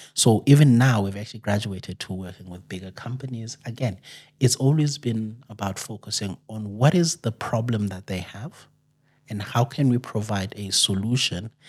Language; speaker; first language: English; non-native, local second language; Xhosa